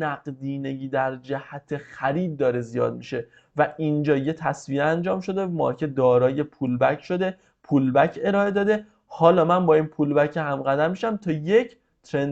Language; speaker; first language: Persian; native; Persian